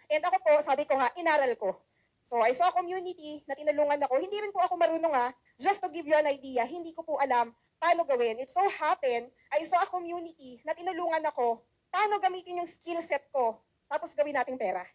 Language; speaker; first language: Filipino; non-native, local second language; Bikol